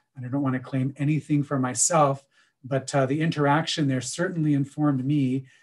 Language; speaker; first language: English; native; English